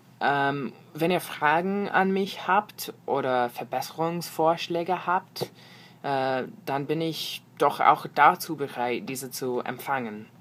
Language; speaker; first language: German; non-native, fluent; English